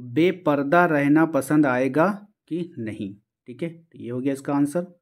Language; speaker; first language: Hindi; native; Hindi